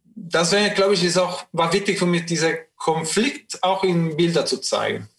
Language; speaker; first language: German; non-native, fluent; Italian